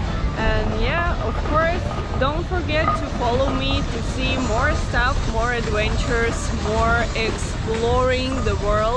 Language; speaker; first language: English; non-native, fluent; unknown